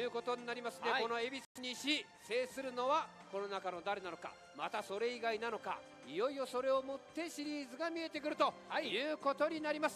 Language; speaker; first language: Japanese; native; Japanese